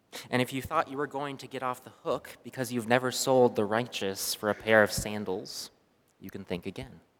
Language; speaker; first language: English; native; English